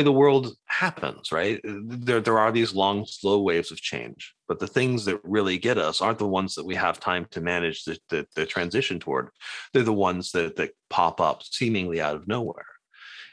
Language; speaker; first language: English; native; English